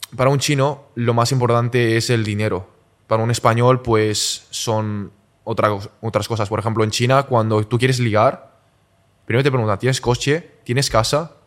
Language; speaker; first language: Spanish; early bilingual, other home language; Chinese